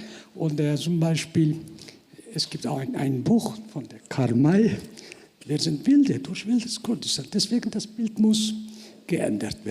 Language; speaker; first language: German; non-native, fluent; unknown